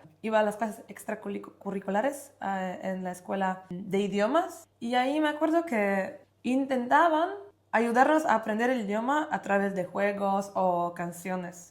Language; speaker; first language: Spanish; non-native, fluent; Polish